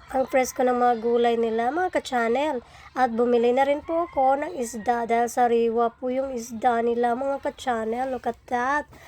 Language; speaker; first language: Filipino; non-native, local second language; Cebuano